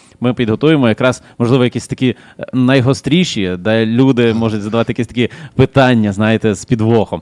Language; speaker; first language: Ukrainian; native; Ukrainian